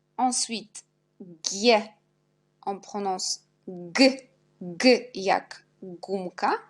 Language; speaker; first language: French; non-native, fluent; Polish